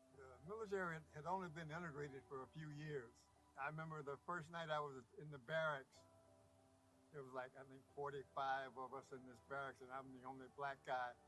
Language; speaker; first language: English; native; English